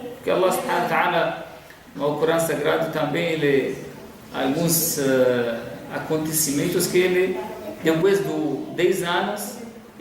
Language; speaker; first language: Portuguese; non-native, fluent; Arabic